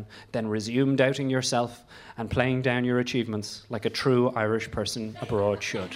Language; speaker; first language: English; native; English